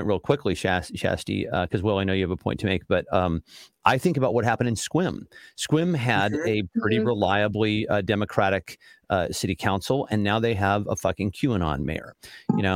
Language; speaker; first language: English; native; English